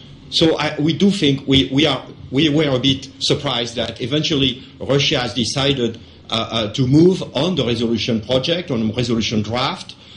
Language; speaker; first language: English; non-native, fluent; French